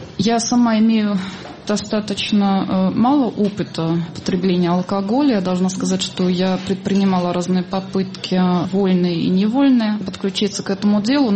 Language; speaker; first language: Russian; non-native, fluent; German